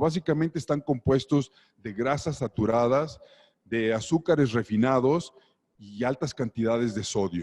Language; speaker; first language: Spanish; native; Spanish